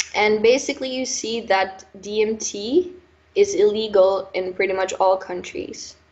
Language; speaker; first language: English; non-native, fluent; Norwegian